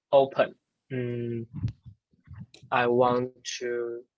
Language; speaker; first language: English; non-native, learner; Chinese